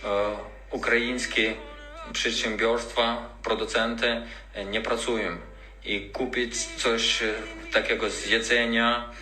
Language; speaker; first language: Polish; non-native, learner; Ukrainian